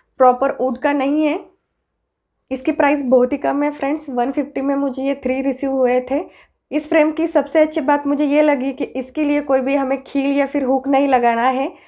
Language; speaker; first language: Hindi; non-native, local second language; Marathi